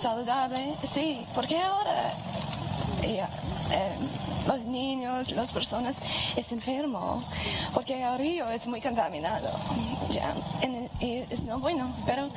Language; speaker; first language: Spanish; non-native, learner; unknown